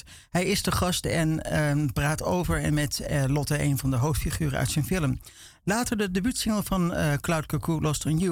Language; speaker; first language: Dutch; native; Dutch